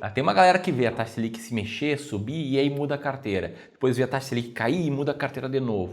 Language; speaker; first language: Portuguese; native; Portuguese